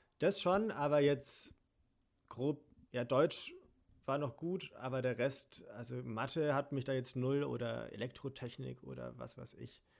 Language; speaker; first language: German; native; German